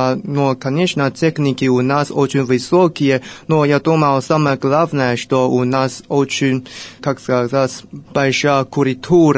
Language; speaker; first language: Russian; non-native, fluent; Chinese